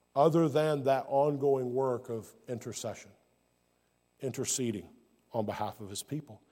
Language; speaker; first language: English; native; English